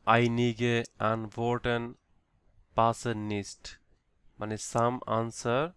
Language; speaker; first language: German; non-native, learner; Bangla